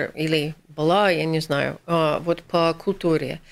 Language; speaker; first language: Russian; non-native, fluent; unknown